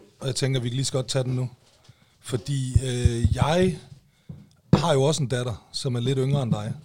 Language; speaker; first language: Danish; native; Danish